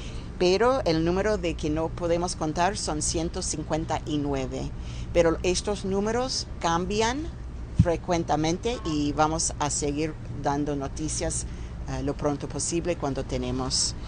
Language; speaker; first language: Spanish; non-native, fluent; English